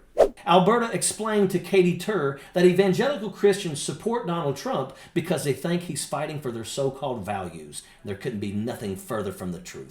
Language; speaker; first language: English; native; English